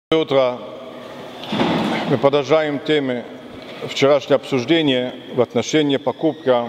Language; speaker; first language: Russian; non-native, fluent; German